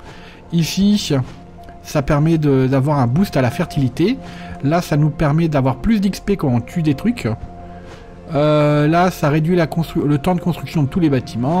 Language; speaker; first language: French; native; French